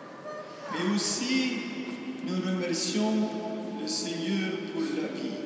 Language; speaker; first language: French; non-native, fluent; English